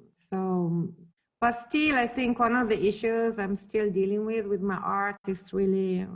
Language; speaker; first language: English; non-native, fluent; Italian